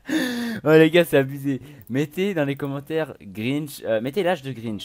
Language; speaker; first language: French; native; French